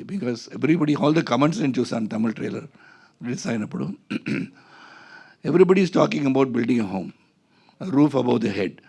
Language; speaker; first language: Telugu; non-native, fluent; Tamil